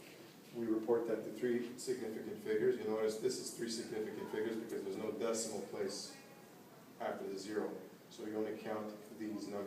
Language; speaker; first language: English; native; English